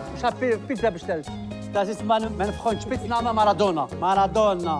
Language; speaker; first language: German; non-native, learner; Arabic